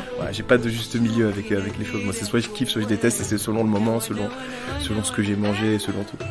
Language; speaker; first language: French; native; French